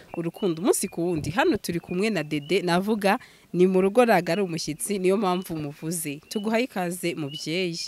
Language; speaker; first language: Kinyarwanda; native; Kinyarwanda